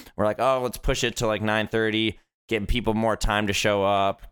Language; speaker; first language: English; native; English